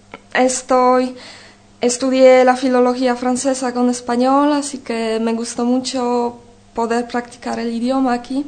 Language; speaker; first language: Spanish; non-native, fluent; Polish